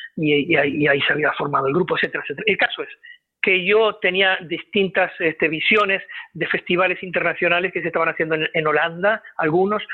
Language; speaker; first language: Spanish; native; Spanish